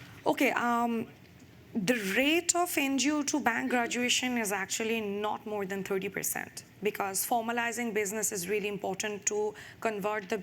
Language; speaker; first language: English; non-native, local second language; Bangla